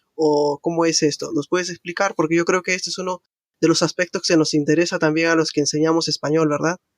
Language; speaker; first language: Spanish; native; Spanish